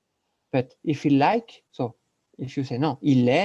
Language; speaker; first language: English; non-native, learner; French